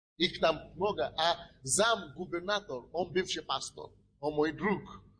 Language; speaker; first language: Russian; non-native, fluent; Yoruba